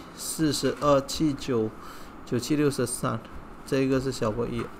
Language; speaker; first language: Chinese; non-native, local second language; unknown